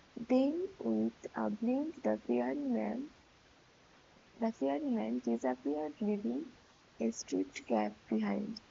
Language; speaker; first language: English; non-native, local second language; Bangla